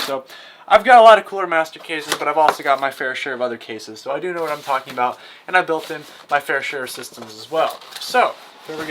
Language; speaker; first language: English; native; English